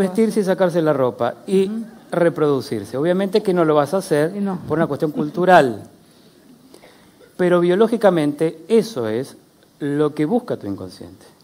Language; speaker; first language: Spanish; native; Spanish